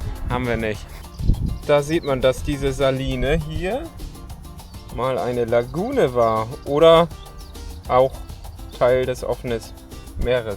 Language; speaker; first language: German; native; German